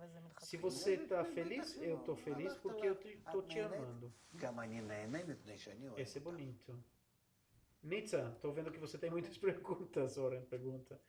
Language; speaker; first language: Portuguese; non-native, fluent; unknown